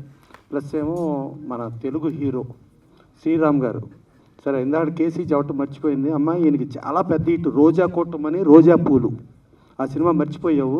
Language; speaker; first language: Telugu; native; Telugu